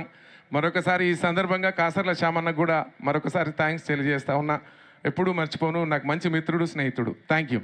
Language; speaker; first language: Telugu; native; Telugu